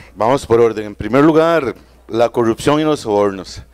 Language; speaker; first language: Spanish; native; Spanish